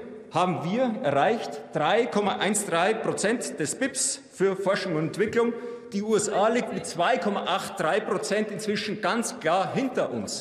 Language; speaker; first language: German; native; German